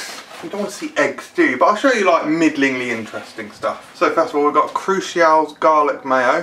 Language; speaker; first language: English; native; English